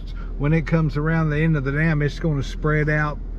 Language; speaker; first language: English; native; English